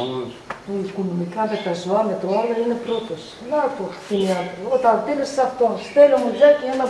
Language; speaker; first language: Greek; non-native, learner; Bulgarian